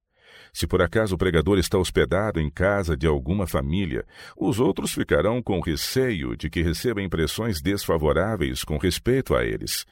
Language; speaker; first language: Portuguese; native; Portuguese